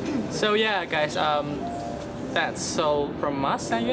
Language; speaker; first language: English; non-native, learner; Indonesian